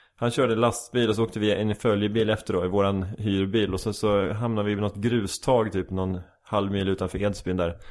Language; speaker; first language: Swedish; native; Swedish